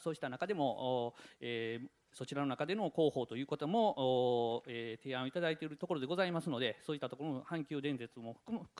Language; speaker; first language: Japanese; native; Japanese